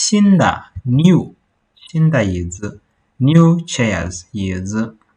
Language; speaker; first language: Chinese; non-native, fluent; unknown